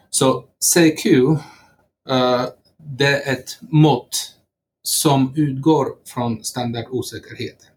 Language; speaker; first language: Swedish; non-native, fluent; Slovak